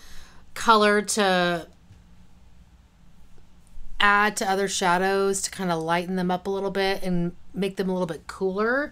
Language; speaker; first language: English; native; English